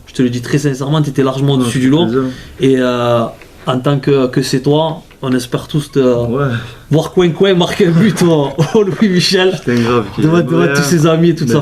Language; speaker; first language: French; native; French